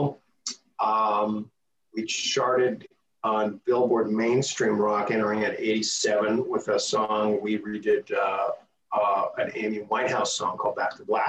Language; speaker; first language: English; native; English